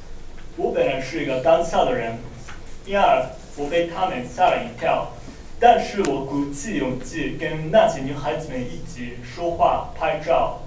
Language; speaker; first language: Chinese; non-native, learner; Japanese